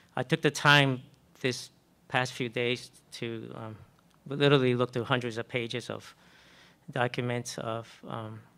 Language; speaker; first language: English; native; English